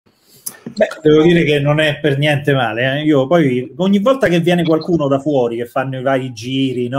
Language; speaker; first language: Italian; native; Italian